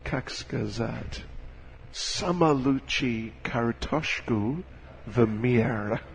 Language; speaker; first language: Russian; non-native, learner; English